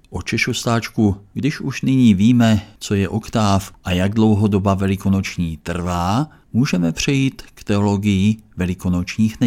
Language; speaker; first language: Czech; native; Czech